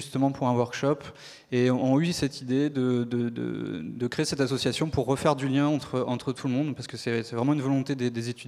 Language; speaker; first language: French; native; French